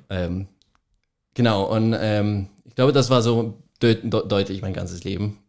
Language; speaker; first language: German; non-native, fluent; Spanish